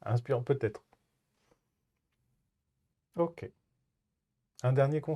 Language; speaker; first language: French; native; French